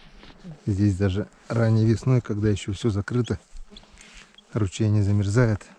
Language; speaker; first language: Russian; native; Russian